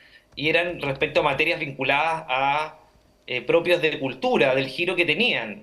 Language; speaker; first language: Spanish; native; Spanish